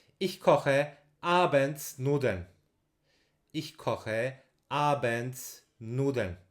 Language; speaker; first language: German; non-native, fluent; Turkish